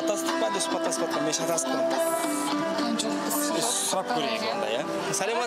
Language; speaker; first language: Kazakh; native; Kazakh